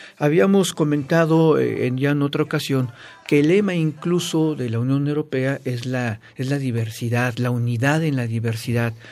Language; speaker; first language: Spanish; native; Spanish